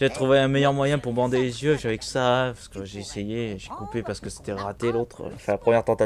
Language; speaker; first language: French; native; French